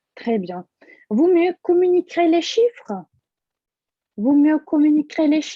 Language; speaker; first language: French; non-native, fluent; Russian